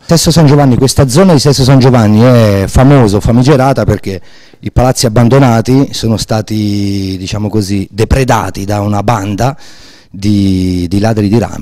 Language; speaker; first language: Italian; native; Italian